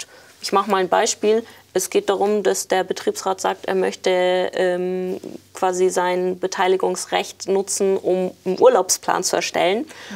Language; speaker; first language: German; native; German